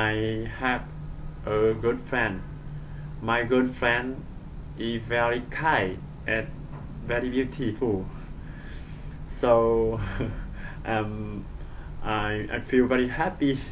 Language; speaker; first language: English; non-native, learner; Vietnamese